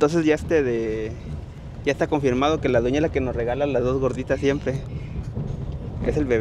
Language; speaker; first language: Spanish; native; Spanish